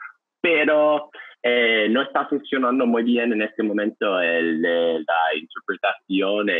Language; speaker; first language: Spanish; non-native, learner; English